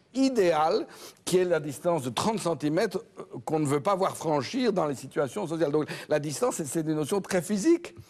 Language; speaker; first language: French; native; French